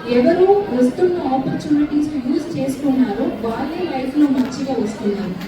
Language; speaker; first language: Telugu; non-native, fluent; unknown